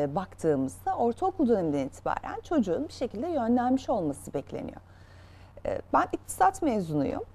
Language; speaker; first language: Turkish; native; Turkish